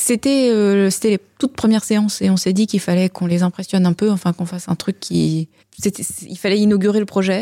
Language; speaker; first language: French; native; French